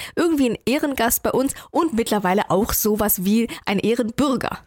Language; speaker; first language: German; native; German